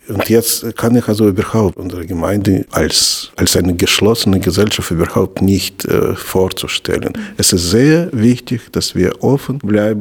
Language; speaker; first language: German; non-native, fluent; Russian